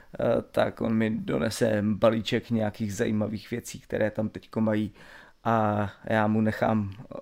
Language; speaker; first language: Czech; native; Czech